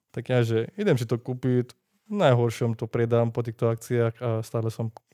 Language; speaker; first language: Slovak; non-native, fluent; Hindi